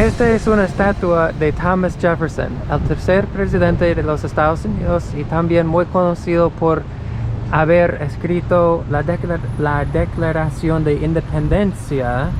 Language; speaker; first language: Spanish; non-native, fluent; English